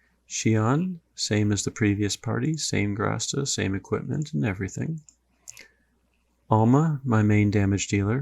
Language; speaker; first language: English; native; English